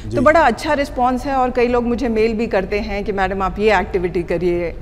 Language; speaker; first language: Hindi; native; Hindi